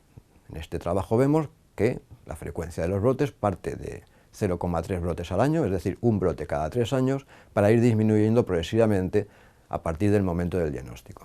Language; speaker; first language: Spanish; native; Spanish